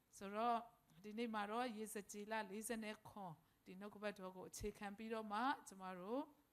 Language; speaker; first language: Burmese; non-native, local second language; Tedim Chin